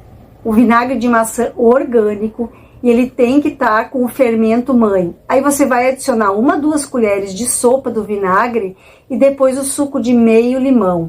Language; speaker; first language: Portuguese; native; Portuguese